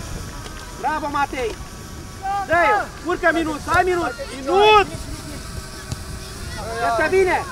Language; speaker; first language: Romanian; native; Romanian